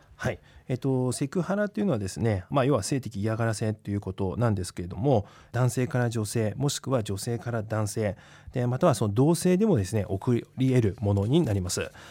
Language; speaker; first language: Japanese; native; Japanese